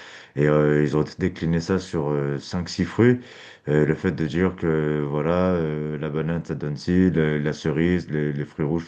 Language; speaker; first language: French; native; French